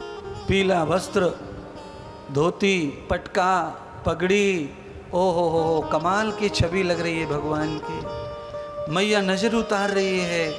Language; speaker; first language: Hindi; native; Hindi